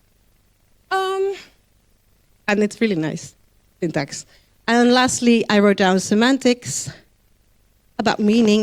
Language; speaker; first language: English; non-native, fluent; Dutch